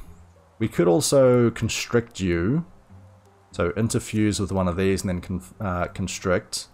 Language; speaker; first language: English; native; English